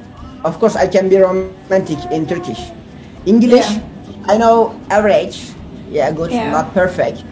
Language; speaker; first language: English; non-native, learner; Turkish